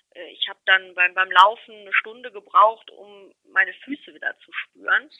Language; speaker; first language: German; native; German